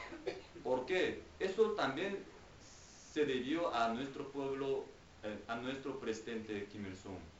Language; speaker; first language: Spanish; non-native, fluent; Korean